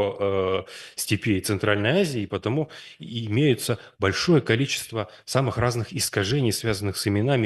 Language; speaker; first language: Russian; native; Russian